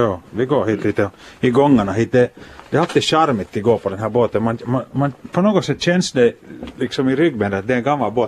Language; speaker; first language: Swedish; native; Swedish